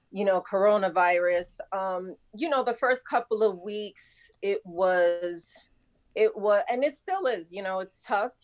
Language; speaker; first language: English; native; English